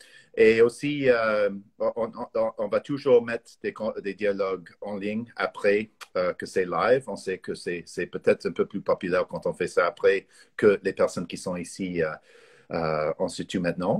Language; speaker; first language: French; non-native, fluent; English